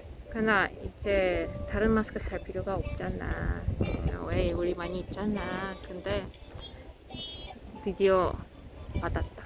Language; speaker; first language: Korean; non-native, fluent; Russian